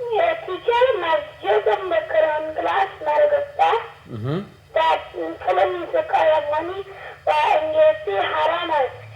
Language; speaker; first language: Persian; early bilingual, heritage; Persian